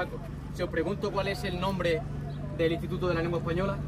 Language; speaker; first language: Spanish; native; Spanish